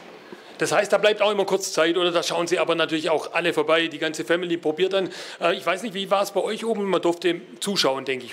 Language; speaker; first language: German; native; German